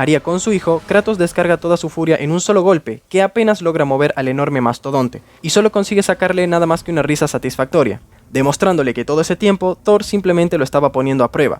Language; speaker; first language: Spanish; native; Spanish